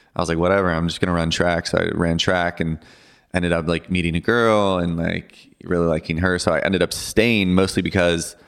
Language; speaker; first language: English; native; English